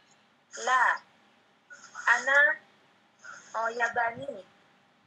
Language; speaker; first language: Arabic; non-native, learner; Indonesian